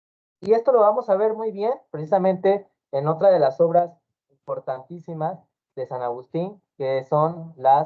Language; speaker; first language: Spanish; native; Spanish